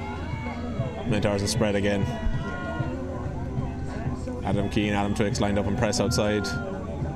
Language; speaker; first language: English; native; English